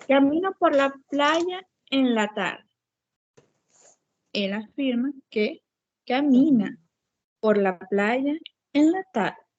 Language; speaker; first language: Spanish; non-native, fluent; Portuguese